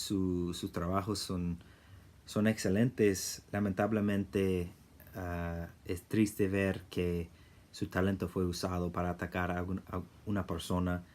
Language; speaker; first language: Spanish; non-native, fluent; English